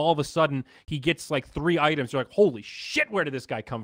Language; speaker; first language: English; native; English